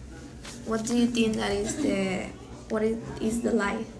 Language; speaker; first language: English; non-native, learner; Spanish